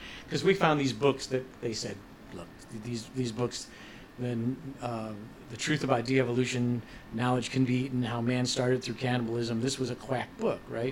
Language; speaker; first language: English; native; English